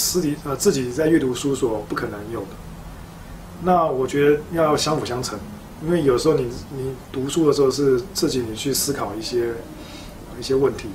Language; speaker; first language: Chinese; native; Chinese